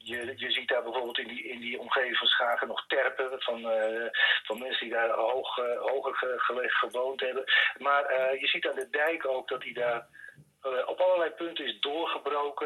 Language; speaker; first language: Dutch; native; Dutch